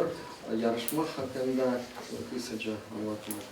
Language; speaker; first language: Turkish; non-native, fluent; Chuvash